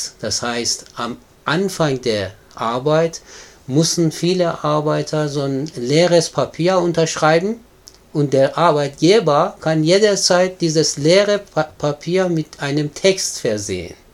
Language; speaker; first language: German; non-native, fluent; Persian